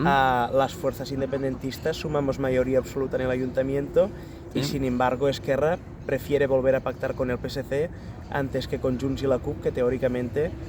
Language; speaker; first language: Spanish; non-native, local second language; Catalan